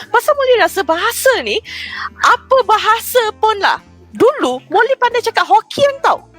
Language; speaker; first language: Malay; native; Malay